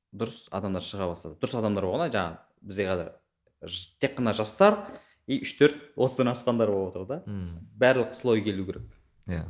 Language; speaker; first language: Kazakh; non-native, local second language; Uzbek